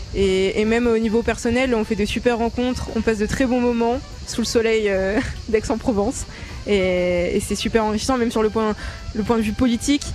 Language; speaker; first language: French; native; French